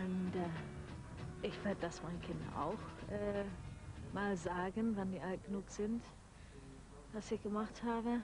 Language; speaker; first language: German; non-native, fluent; English